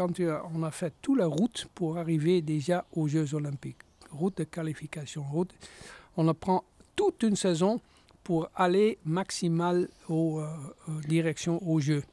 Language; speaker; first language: French; non-native, fluent; Dutch